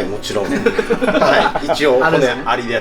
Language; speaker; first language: Japanese; native; Japanese